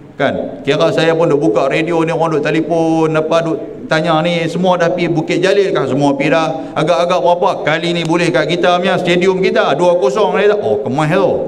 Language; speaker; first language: Malay; native; Malay